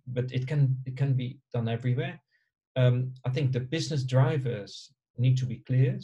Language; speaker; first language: English; non-native, fluent; Dutch